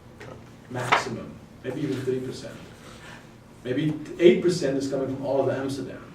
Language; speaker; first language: English; non-native, fluent; Dutch